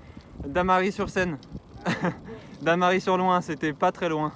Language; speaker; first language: French; native; French